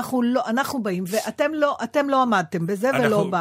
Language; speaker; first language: Hebrew; native; Hebrew